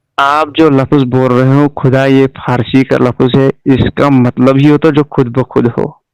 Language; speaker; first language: Urdu; native; Urdu